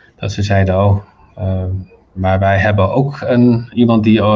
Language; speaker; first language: Dutch; non-native, fluent; Arabic